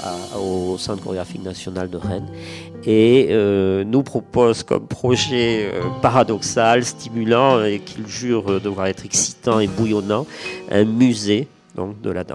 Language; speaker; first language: French; native; French